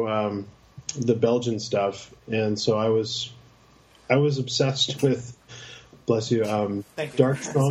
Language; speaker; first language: English; native; English